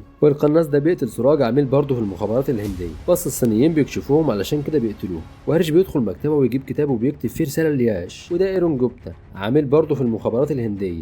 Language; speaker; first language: Arabic; native; Arabic